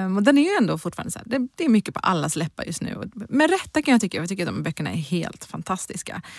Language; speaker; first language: Swedish; native; Swedish